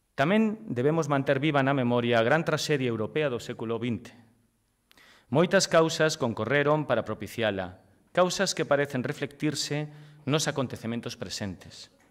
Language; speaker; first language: Galician; native; Galician